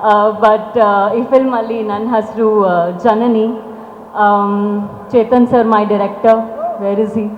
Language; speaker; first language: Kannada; non-native, learner; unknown